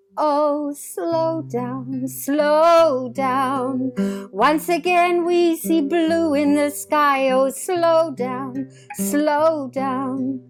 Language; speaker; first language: English; native; English